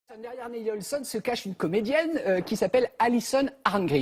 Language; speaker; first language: French; native; French